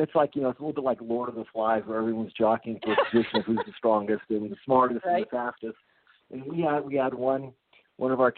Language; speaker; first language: English; early bilingual, other home language; Japanese